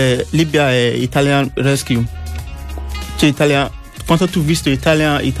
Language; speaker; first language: Italian; non-native, learner; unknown